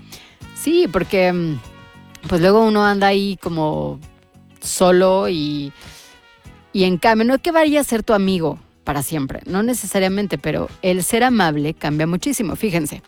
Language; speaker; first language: Spanish; native; Spanish